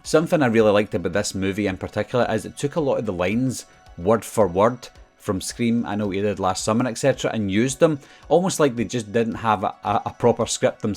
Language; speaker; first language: English; native; English